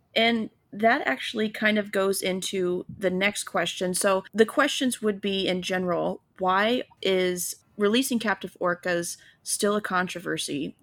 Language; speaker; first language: English; native; English